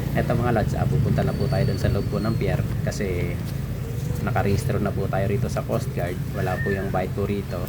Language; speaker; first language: Filipino; non-native, local second language; Bikol